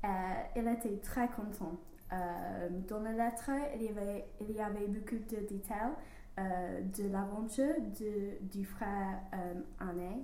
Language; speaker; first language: French; non-native, learner; English